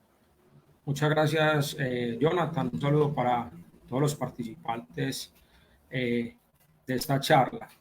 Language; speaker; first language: Spanish; native; Spanish